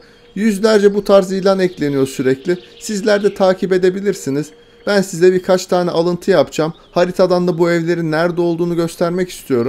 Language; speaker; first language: Turkish; native; Turkish